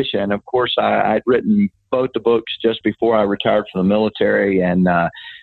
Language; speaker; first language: English; native; English